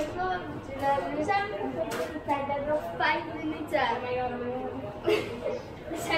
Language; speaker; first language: Dutch; early bilingual, other home language; Indonesian